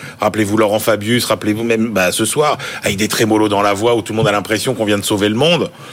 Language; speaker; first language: French; native; French